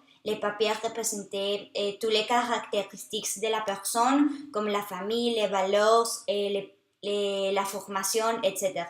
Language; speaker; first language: French; non-native, learner; Spanish